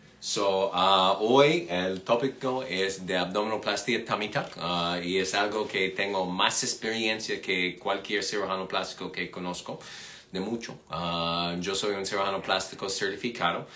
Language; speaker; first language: Spanish; non-native, fluent; English